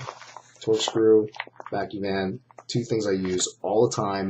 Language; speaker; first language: English; native; English